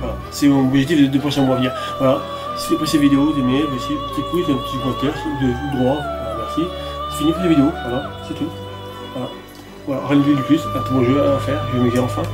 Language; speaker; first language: French; native; French